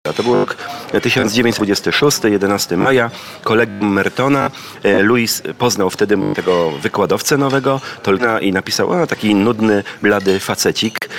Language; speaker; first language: Polish; native; Polish